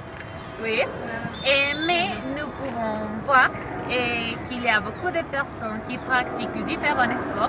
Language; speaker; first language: French; non-native, learner; Spanish